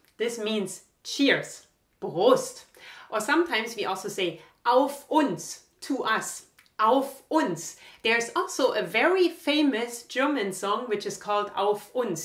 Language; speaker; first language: English; non-native, fluent; German